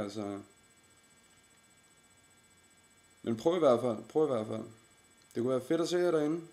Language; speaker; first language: Danish; native; Danish